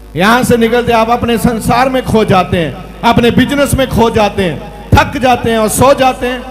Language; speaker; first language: Hindi; non-native, local second language; Punjabi